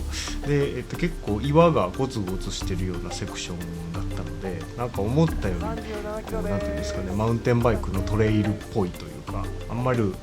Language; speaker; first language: Japanese; native; Japanese